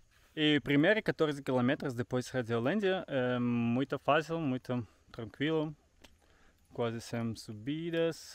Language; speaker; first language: Portuguese; non-native, learner; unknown